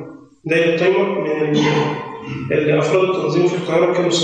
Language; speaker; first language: Arabic; native; Arabic